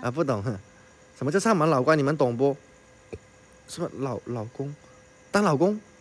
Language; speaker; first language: Chinese; native; Chinese